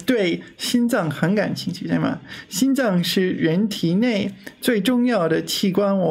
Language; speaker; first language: Chinese; non-native, learner; English